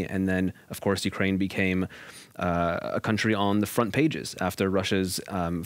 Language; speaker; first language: English; native; English